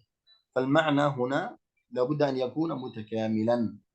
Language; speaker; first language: Arabic; native; Arabic